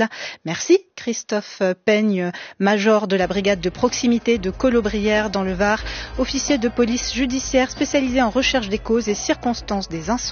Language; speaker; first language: French; native; French